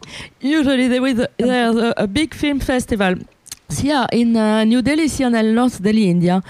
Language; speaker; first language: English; non-native, learner; Italian